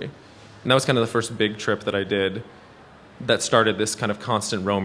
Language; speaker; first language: English; native; English